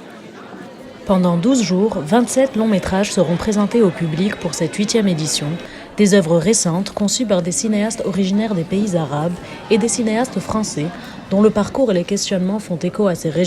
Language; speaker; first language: French; native; French